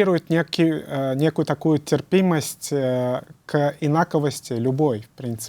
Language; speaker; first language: Russian; native; Russian